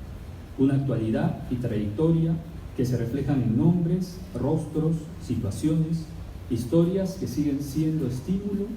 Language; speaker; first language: Spanish; native; Spanish